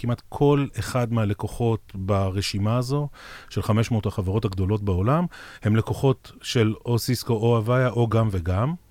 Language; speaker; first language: Hebrew; native; Hebrew